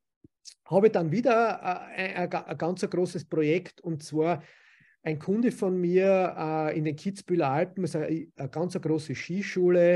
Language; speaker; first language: German; native; German